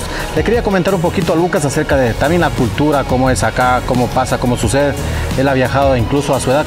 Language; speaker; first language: Spanish; native; Spanish